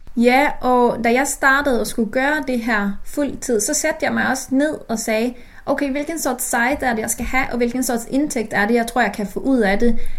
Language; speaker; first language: Danish; native; Danish